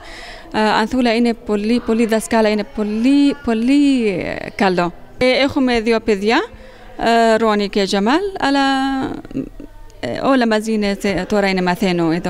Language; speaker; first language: Greek; non-native, learner; Arabic